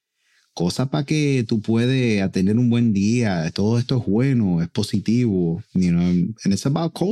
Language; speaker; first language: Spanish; early bilingual, heritage; Spanish